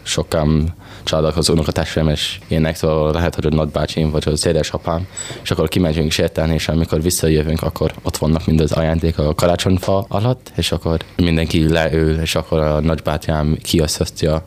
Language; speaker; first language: Hungarian; early bilingual, heritage; English